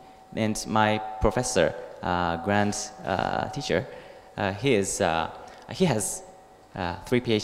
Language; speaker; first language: English; non-native, learner; Japanese